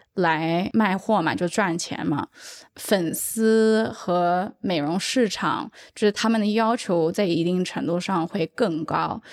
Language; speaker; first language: Chinese; early bilingual, heritage; Chinese